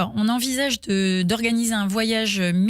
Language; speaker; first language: French; native; French